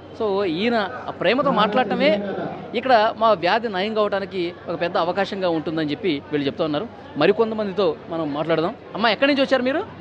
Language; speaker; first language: Telugu; native; Telugu